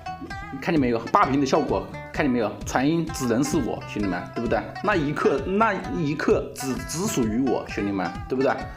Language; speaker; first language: Chinese; native; Chinese